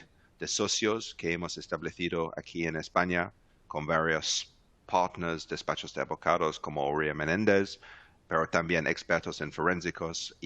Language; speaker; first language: Spanish; non-native, fluent; English